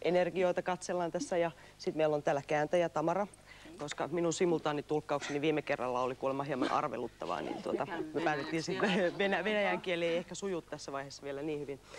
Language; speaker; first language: Finnish; native; Finnish